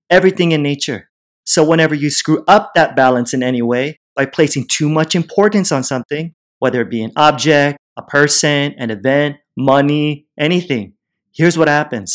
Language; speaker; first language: English; native; English